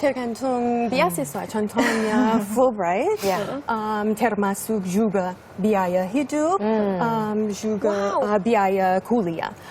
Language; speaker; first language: Indonesian; non-native, fluent; English